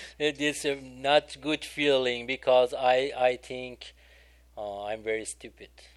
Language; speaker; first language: English; non-native, learner; Persian